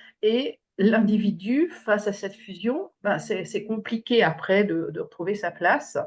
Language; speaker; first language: French; native; French